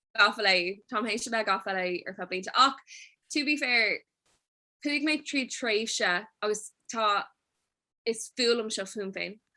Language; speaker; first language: Irish; non-native, local second language; English